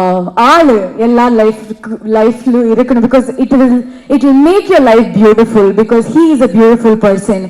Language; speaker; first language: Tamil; non-native, learner; Kannada